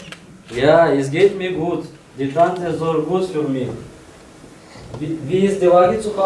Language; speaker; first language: German; non-native, learner; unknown